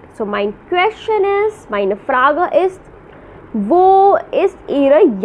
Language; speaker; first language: German; non-native, learner; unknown